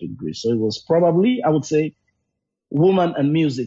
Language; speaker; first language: English; non-native, local second language; Yoruba